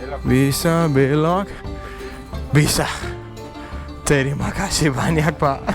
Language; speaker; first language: Indonesian; non-native, learner; English